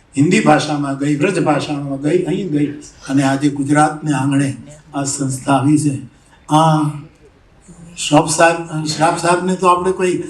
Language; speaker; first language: Gujarati; native; Gujarati